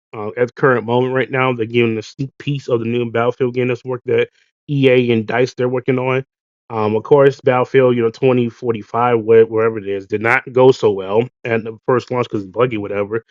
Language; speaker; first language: English; native; English